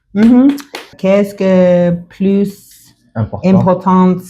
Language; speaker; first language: French; non-native, learner; English